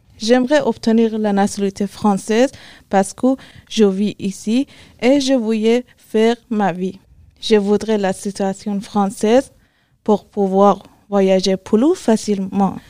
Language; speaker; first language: French; non-native, learner; Persian